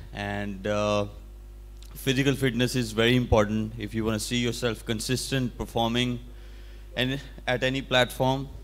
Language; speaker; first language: English; non-native, local second language; Urdu